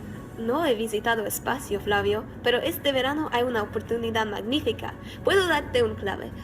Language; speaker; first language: Spanish; non-native, learner; English